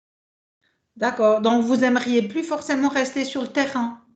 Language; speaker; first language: French; native; French